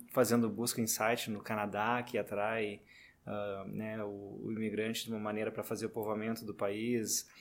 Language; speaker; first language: Portuguese; native; Portuguese